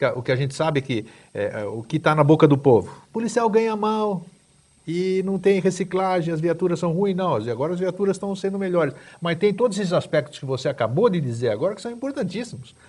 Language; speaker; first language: Portuguese; native; Portuguese